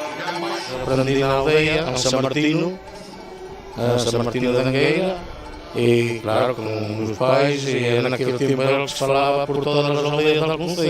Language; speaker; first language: Portuguese; non-native, local second language; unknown